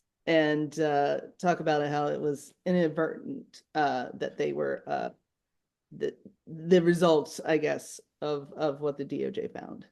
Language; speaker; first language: English; native; English